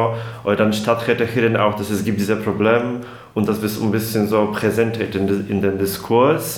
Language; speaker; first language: German; non-native, fluent; Polish